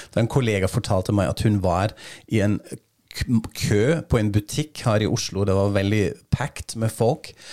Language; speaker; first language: Norwegian; non-native, fluent; German